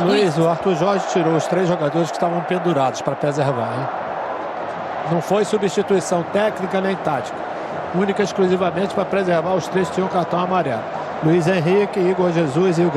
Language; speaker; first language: Portuguese; native; Portuguese